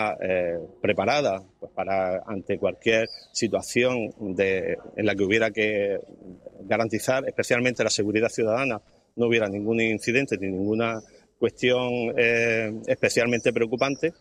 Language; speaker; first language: Spanish; native; Spanish